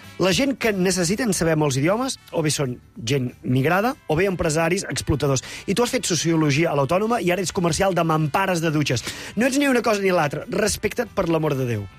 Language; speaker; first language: Catalan; native; Catalan